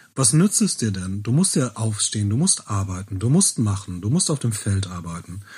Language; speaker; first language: German; native; German